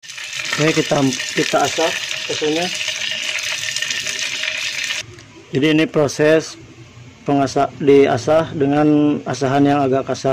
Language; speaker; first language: Indonesian; native; Indonesian